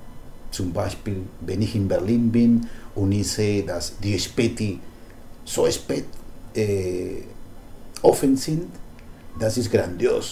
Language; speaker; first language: German; non-native, learner; Spanish